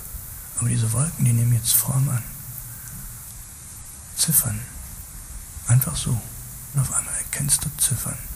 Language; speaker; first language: German; native; German